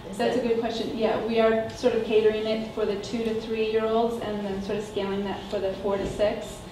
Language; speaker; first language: English; native; English